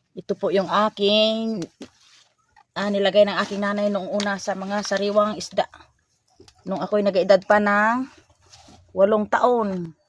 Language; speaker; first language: Filipino; non-native, local second language; Cebuano